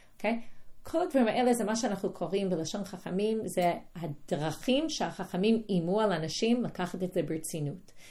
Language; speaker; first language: Hebrew; non-native, fluent; English